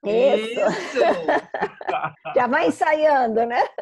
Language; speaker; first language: Portuguese; native; Portuguese